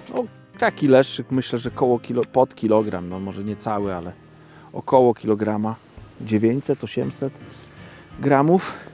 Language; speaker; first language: Polish; native; Polish